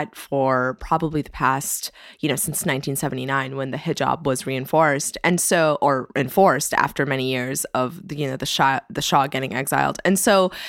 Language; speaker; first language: English; early bilingual, other home language; Persian